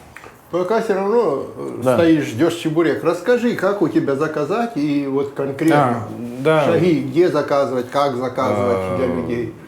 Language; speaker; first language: Russian; native; Russian